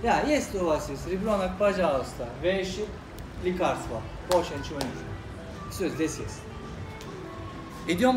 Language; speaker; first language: Russian; non-native, learner; Turkish